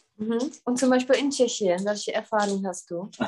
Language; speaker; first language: German; non-native, fluent; Czech